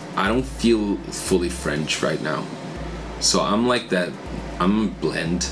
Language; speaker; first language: English; non-native, fluent; Portuguese